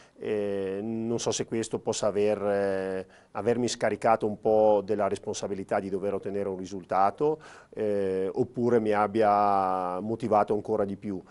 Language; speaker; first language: Italian; native; Italian